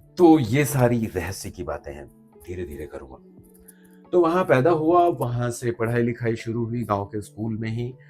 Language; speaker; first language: Hindi; native; Hindi